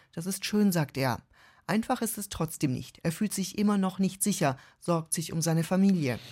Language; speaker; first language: German; native; German